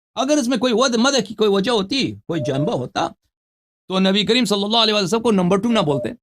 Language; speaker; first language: Urdu; non-native, fluent; Persian